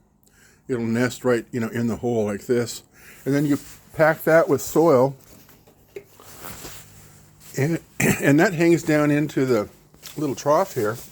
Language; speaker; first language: English; native; English